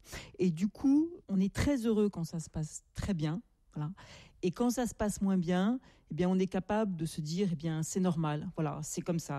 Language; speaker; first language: French; native; French